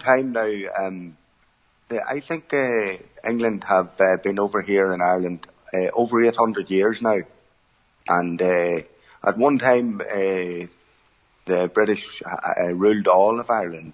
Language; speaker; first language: English; native; English